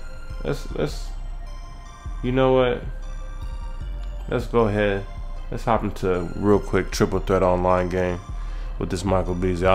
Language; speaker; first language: English; native; English